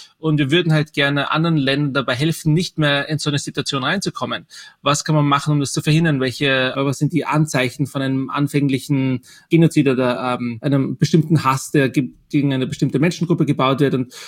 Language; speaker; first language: German; native; German